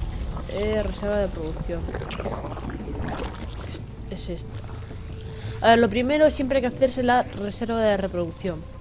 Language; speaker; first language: Spanish; native; Spanish